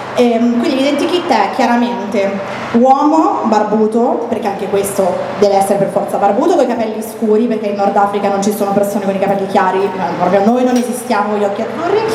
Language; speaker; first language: Italian; early bilingual, other home language; Arabic